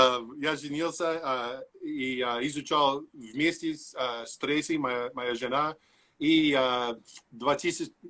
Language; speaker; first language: Russian; non-native, learner; English